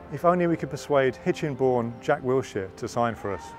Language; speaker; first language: English; native; English